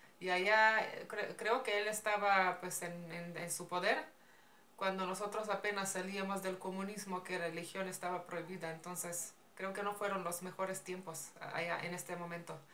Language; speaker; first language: Spanish; non-native, fluent; Slovenian